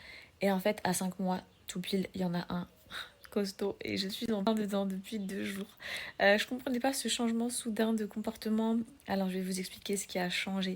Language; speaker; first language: French; native; French